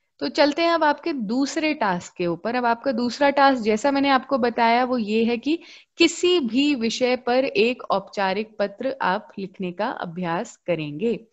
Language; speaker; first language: Hindi; native; Hindi